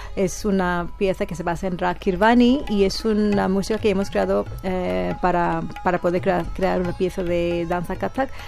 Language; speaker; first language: Spanish; non-native, fluent; Bangla